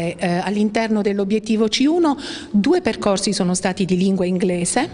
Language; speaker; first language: Italian; native; Italian